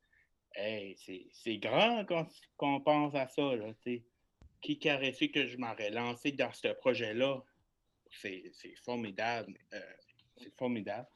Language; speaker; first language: French; native; French